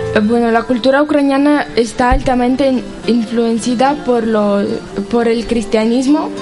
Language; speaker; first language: Spanish; non-native, learner; Ukrainian